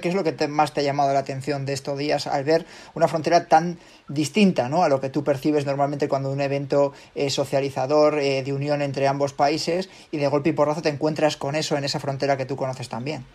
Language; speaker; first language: Spanish; native; Spanish